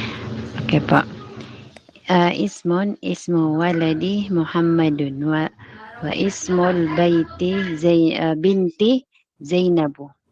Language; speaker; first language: Arabic; non-native, learner; Filipino